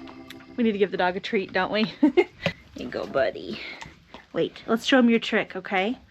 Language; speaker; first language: English; native; English